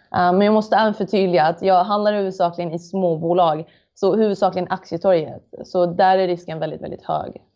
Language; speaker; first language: Swedish; native; Swedish